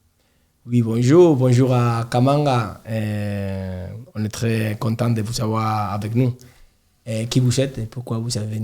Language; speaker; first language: French; non-native, learner; Spanish